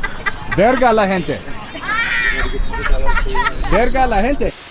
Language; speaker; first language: Spanish; non-native, learner; English